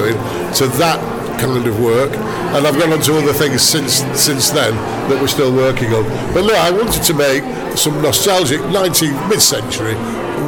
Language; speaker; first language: English; native; English